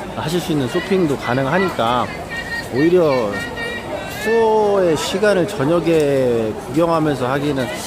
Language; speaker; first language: Korean; native; Korean